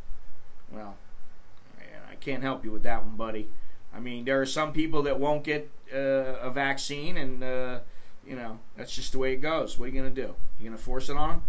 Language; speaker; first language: English; native; English